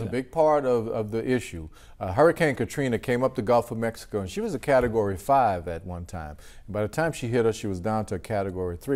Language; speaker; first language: English; native; English